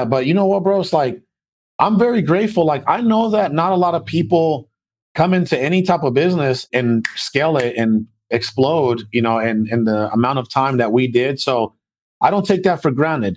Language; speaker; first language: English; early bilingual, other home language; Spanish